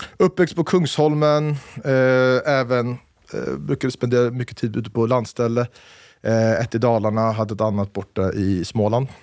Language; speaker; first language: Swedish; native; Swedish